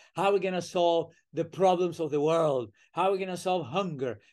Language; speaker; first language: English; non-native, fluent; Spanish